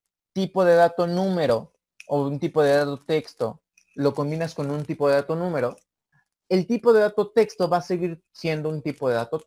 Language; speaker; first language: Spanish; native; Spanish